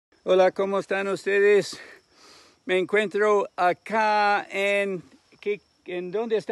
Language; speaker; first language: Spanish; non-native, fluent; English